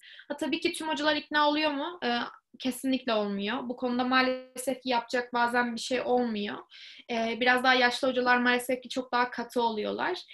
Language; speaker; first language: Turkish; native; Turkish